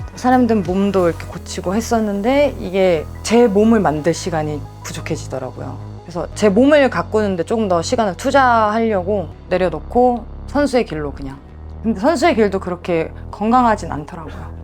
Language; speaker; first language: Korean; native; Korean